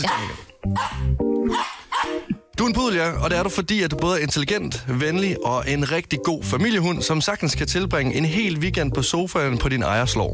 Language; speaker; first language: Danish; native; Danish